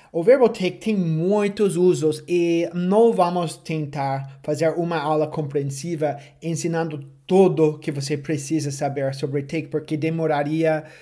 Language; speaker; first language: Portuguese; non-native, fluent; English